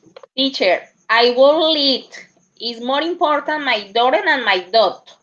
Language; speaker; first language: English; non-native, learner; Spanish